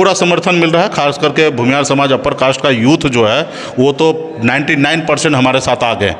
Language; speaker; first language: Hindi; native; Hindi